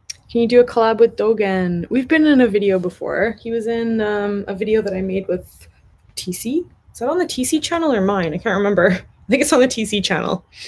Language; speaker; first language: English; native; English